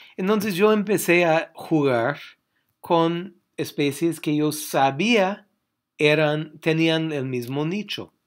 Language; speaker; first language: Spanish; non-native, fluent; English